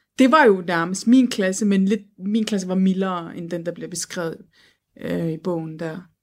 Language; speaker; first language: Danish; early bilingual, other home language; Turkish